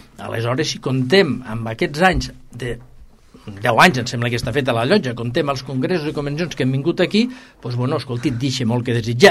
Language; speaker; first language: Catalan; native; Catalan